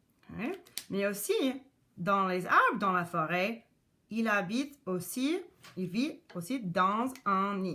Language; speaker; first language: French; non-native, local second language; English